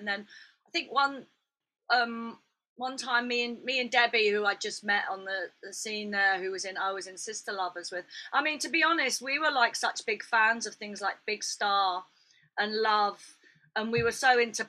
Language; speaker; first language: English; native; English